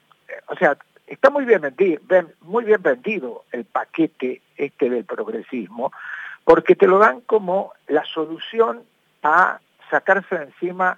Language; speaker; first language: Spanish; native; Spanish